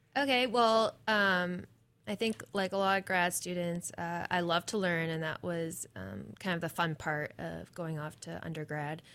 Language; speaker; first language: English; native; English